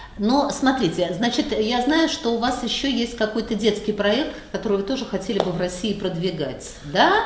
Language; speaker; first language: Russian; native; Russian